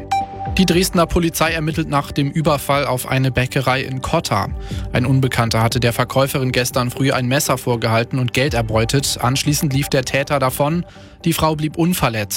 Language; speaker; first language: German; native; German